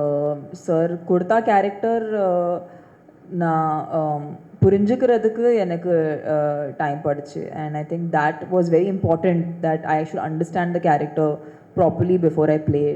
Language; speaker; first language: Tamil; non-native, fluent; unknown